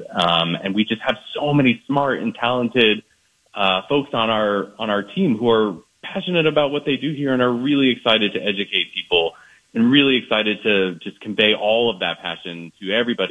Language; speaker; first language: English; native; English